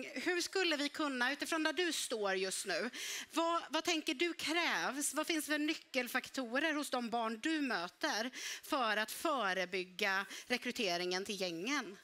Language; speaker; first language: Swedish; native; Swedish